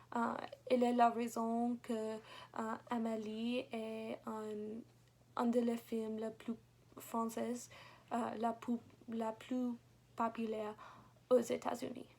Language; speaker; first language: French; non-native, learner; English